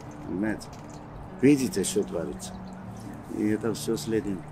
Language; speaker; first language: Russian; non-native, fluent; Georgian